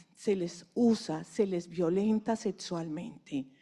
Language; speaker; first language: Spanish; native; Spanish